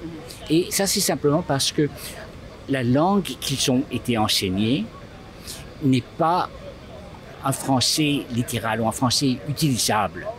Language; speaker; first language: French; non-native, local second language; English